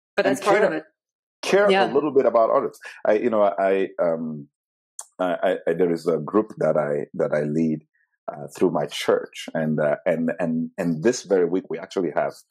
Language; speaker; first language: English; non-native, fluent; Italian